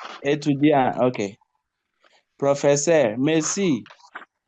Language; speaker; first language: French; non-native, learner; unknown